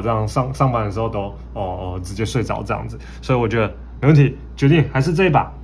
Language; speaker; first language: Chinese; native; Chinese